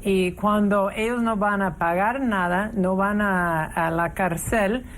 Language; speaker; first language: Spanish; non-native, fluent; English